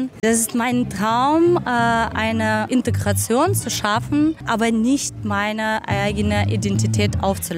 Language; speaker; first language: German; non-native, fluent; Ukrainian